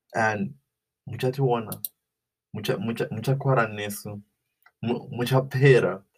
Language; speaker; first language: English; non-native, local second language; Shona